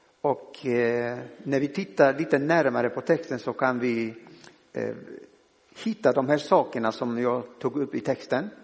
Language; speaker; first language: Swedish; non-native, fluent; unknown